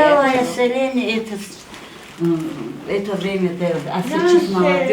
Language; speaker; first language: Russian; non-native, local second language; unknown